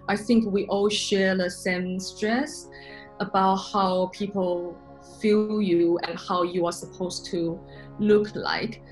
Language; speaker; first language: English; non-native, fluent; Chinese